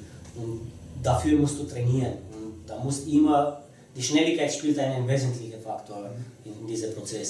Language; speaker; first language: German; non-native, fluent; Romanian